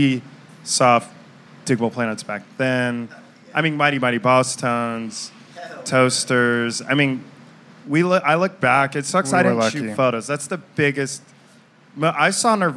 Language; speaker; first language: English; native; English